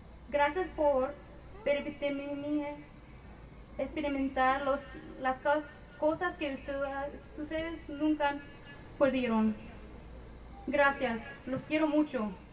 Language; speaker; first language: Spanish; early bilingual, other home language; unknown